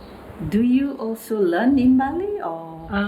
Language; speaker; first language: English; non-native, learner; Indonesian